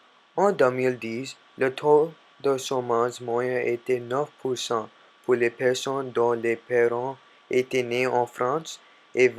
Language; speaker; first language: French; non-native, learner; English